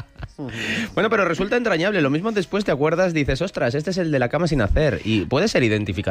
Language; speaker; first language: Spanish; native; Spanish